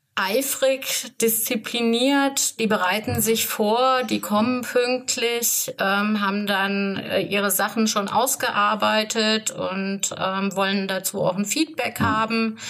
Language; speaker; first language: German; native; German